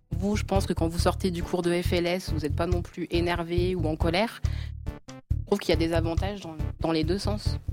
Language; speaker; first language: French; native; French